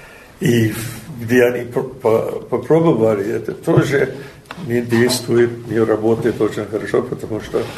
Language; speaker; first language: Russian; non-native, learner; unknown